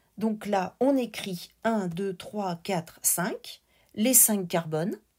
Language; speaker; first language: French; native; French